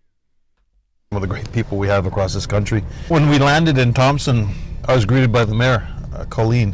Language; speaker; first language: English; non-native, local second language; French